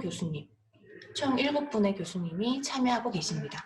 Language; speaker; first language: Korean; native; Korean